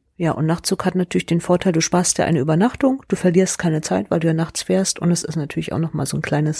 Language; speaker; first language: German; native; German